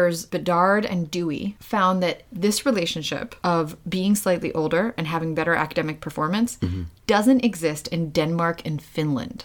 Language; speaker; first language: English; early bilingual, other home language; Russian